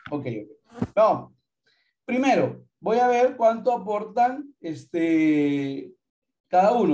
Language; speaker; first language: Spanish; native; Spanish